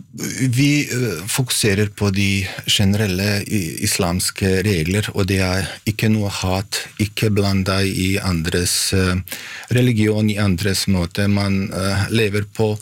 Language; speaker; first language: Norwegian; non-native, fluent; Bosnian